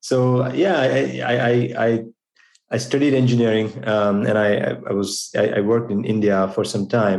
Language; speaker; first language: English; non-native, local second language; Gujarati